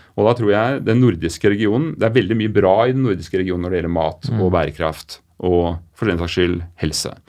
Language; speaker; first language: Norwegian; native; Norwegian